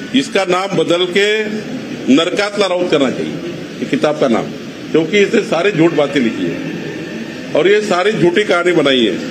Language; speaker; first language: Hindi; non-native, local second language; Marathi